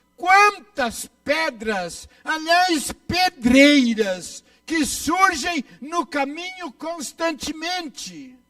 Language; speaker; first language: Portuguese; native; Portuguese